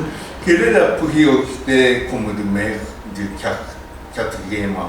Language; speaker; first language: French; non-native, learner; Japanese